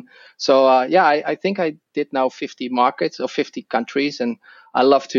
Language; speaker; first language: English; non-native, fluent; Dutch